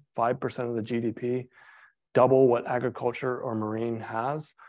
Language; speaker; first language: English; native; English